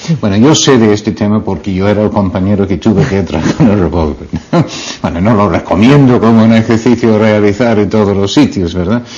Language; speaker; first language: Spanish; non-native, fluent; English